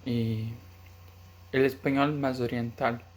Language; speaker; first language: Spanish; non-native, learner; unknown